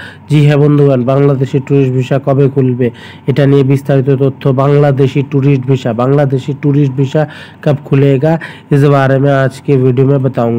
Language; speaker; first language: Hindi; non-native, local second language; Bangla